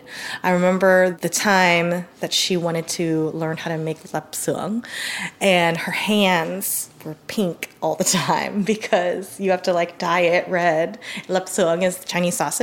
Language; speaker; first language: English; native; English